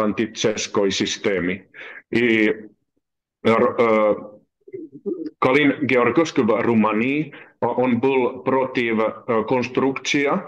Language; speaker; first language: Russian; non-native, learner; Finnish